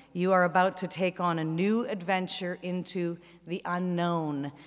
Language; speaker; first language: English; native; English